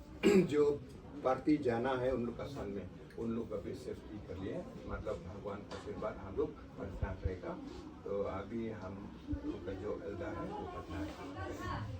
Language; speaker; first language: Hindi; non-native, local second language; Khasi